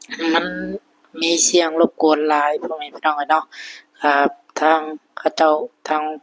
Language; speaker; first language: Thai; non-native, local second language; Northeastern Thai